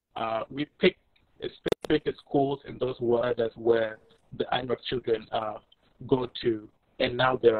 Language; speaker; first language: English; non-native, fluent; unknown